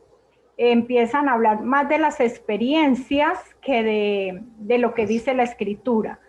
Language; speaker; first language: Spanish; native; Spanish